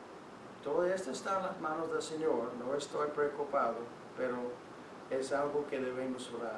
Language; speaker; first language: Spanish; non-native, fluent; English